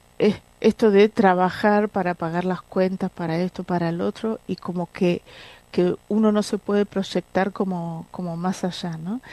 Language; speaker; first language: Spanish; native; Spanish